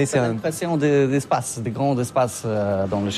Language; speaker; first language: French; non-native, learner; Polish